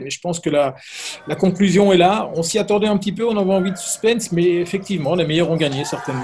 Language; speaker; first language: French; native; French